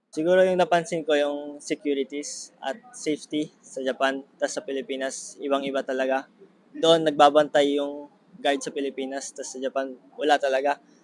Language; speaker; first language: Filipino; native; Filipino